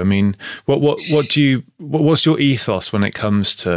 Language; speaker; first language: English; native; English